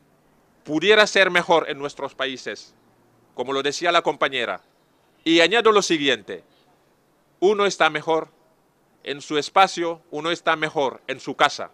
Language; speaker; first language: Spanish; non-native, fluent; Serer